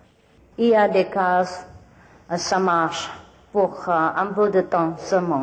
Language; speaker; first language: French; non-native, learner; Vietnamese